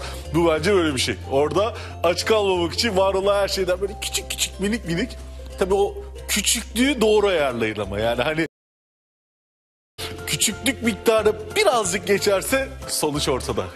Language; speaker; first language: Turkish; native; Turkish